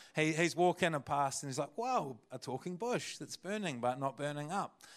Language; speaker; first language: English; native; English